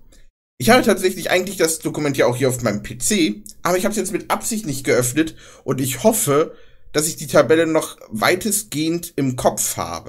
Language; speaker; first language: German; native; German